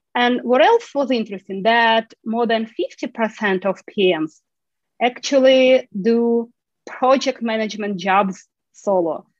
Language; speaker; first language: English; non-native, fluent; Ukrainian